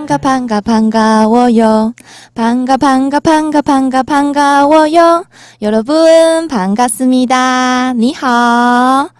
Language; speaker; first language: Korean; non-native, fluent; Chinese